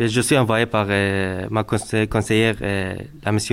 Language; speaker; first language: French; non-native, learner; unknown